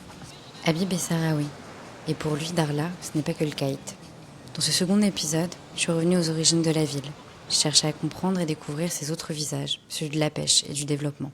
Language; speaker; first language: French; native; French